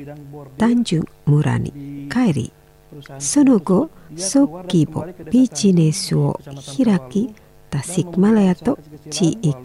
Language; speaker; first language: Japanese; non-native, learner; Indonesian